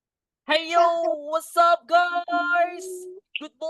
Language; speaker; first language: English; non-native, fluent; Indonesian